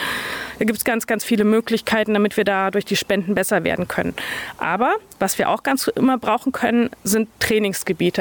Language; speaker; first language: German; native; German